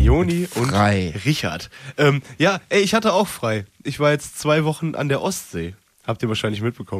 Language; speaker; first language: German; native; German